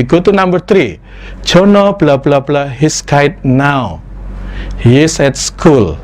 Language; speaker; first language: English; non-native, fluent; Indonesian